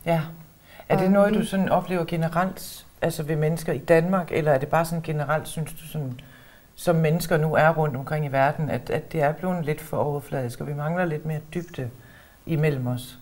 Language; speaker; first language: Danish; native; Danish